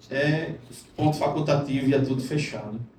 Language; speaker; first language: Portuguese; native; Portuguese